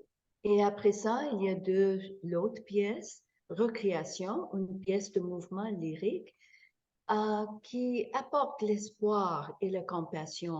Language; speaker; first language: French; non-native, fluent; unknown